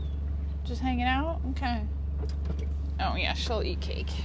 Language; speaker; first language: English; native; English